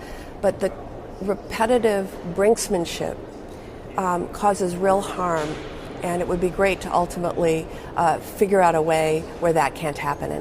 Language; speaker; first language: English; native; English